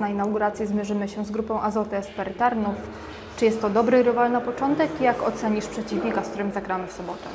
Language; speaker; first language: Polish; native; Polish